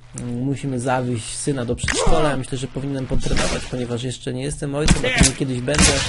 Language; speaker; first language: Polish; native; Polish